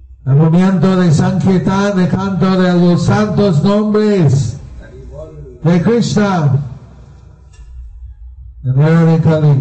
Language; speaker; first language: Spanish; non-native, learner; Bangla